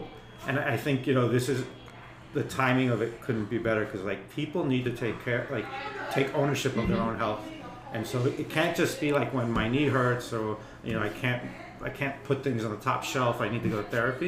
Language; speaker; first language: English; native; English